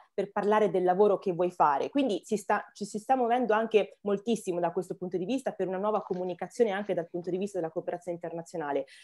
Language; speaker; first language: Italian; early bilingual, other home language; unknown